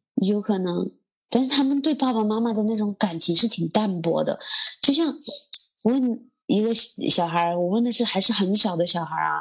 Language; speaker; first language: Chinese; native; Chinese